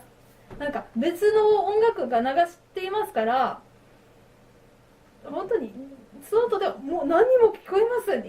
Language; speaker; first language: Japanese; non-native, learner; French